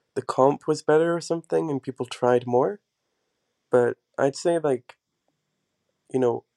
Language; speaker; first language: English; native; English